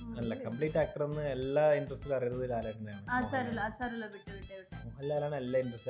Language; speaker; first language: Malayalam; native; Malayalam